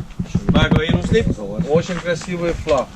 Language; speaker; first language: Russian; non-native, learner; Estonian